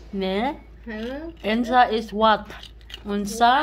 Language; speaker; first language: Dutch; non-native, learner; Cebuano